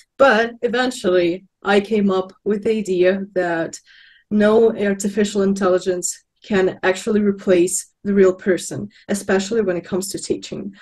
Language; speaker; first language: English; non-native, fluent; Russian